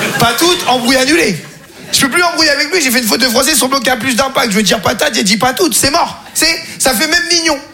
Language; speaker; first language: French; native; French